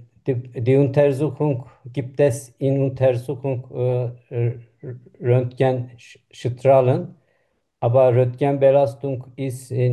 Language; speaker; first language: German; non-native, learner; Turkish